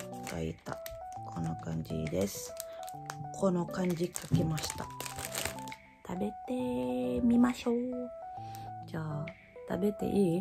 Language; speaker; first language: Japanese; non-native, learner; Indonesian